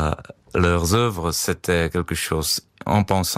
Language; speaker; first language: French; non-native, fluent; Czech